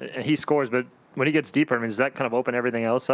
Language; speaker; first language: English; native; English